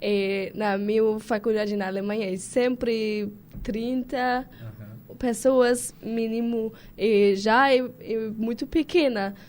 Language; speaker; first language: Portuguese; non-native, learner; German